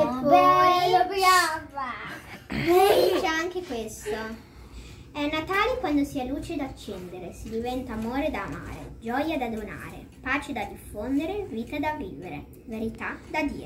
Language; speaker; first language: Italian; early bilingual, other home language; Portuguese